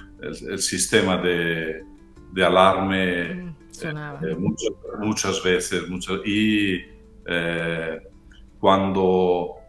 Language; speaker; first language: Spanish; non-native, fluent; Italian